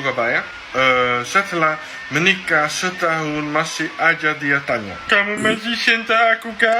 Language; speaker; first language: Indonesian; non-native, fluent; Dutch